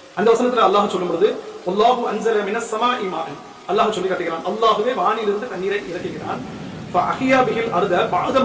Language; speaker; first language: Tamil; native; Tamil